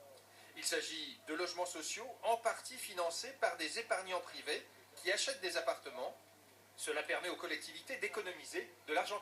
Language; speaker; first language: French; native; French